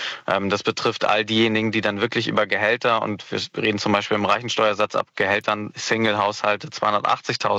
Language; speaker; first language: German; native; German